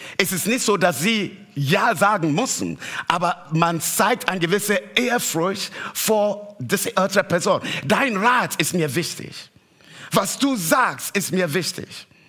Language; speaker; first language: German; non-native, fluent; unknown